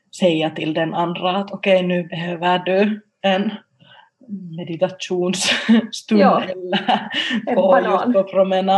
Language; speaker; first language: Swedish; non-native, local second language; Finnish